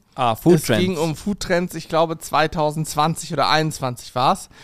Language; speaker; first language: German; native; German